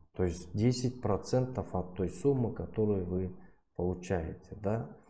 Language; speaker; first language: Russian; non-native, local second language; Kyrgyz